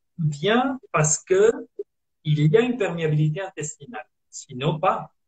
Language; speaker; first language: French; non-native, fluent; Italian